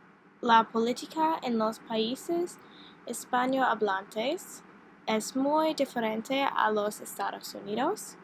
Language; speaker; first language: Spanish; non-native, learner; English